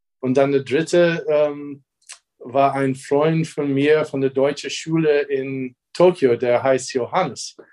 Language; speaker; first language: German; non-native, fluent; English